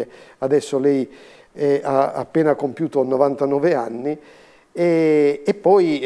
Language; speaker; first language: Italian; native; Italian